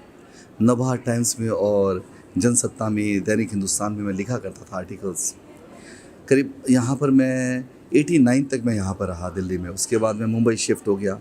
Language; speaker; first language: Hindi; native; Hindi